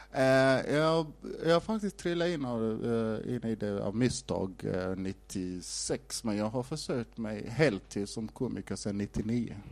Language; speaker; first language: Swedish; non-native, fluent; Somali